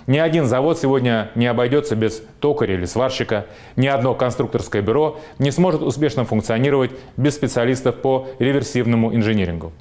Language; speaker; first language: Russian; native; Russian